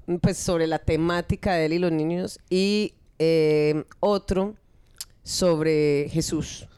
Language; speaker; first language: Spanish; early bilingual, heritage; Spanish